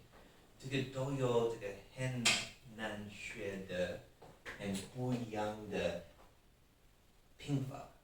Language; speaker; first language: Chinese; non-native, learner; English